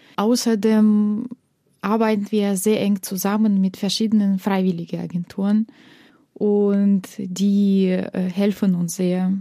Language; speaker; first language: German; non-native, fluent; Russian